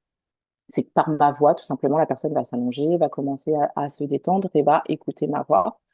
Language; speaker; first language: French; native; French